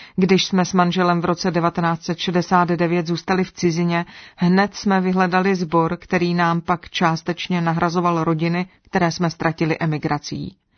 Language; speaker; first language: Czech; native; Czech